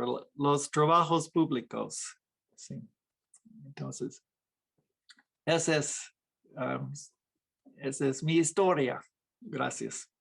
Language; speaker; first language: Spanish; non-native, fluent; English